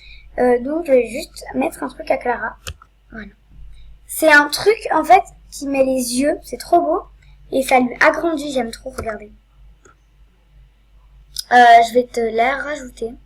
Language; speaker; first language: French; native; French